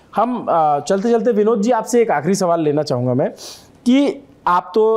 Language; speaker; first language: Hindi; native; Hindi